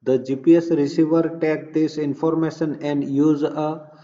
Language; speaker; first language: English; non-native, local second language; Gujarati